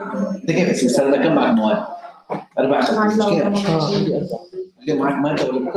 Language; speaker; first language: Arabic; native; Arabic